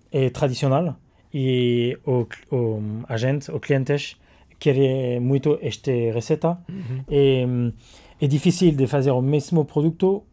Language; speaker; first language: Portuguese; non-native, learner; French